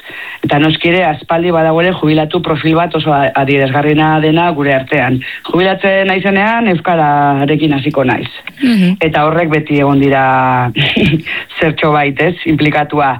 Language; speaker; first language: Basque; non-native, local second language; Spanish